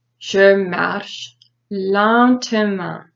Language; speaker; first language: French; non-native, learner; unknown